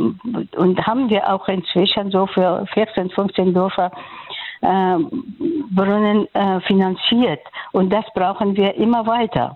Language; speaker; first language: German; non-native, learner; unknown